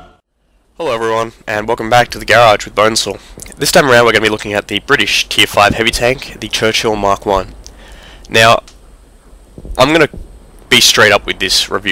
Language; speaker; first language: English; native; English